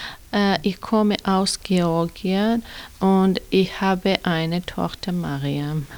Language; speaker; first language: German; non-native, learner; Georgian